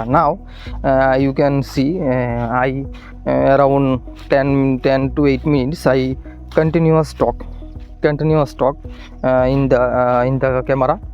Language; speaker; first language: English; non-native, learner; Hindi